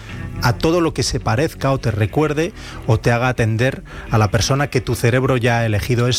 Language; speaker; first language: Spanish; native; Spanish